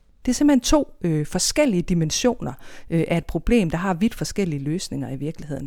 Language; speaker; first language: Danish; native; Danish